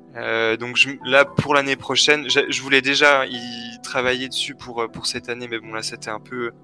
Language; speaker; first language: French; native; French